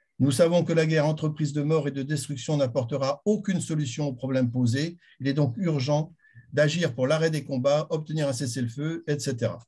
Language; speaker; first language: French; native; French